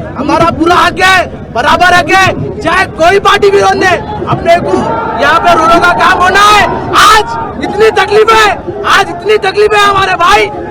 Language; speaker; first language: Hindi; native; Hindi